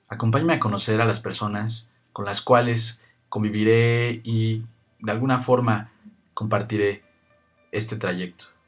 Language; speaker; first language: Spanish; native; Spanish